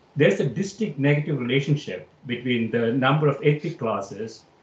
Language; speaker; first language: English; non-native, local second language; Malayalam